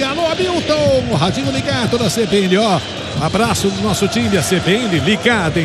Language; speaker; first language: Portuguese; native; Portuguese